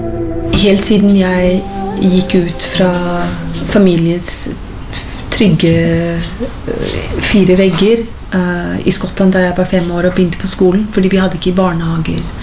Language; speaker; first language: Norwegian; non-native, fluent; English